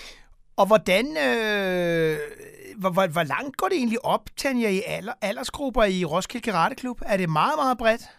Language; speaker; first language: Danish; native; Danish